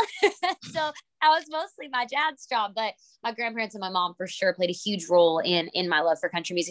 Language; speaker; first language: English; native; English